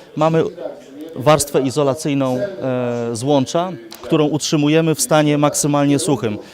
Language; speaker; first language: Polish; native; Polish